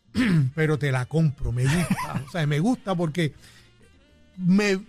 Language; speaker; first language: Spanish; native; Spanish